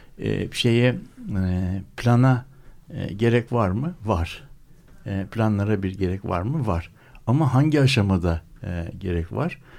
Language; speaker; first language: Turkish; native; Turkish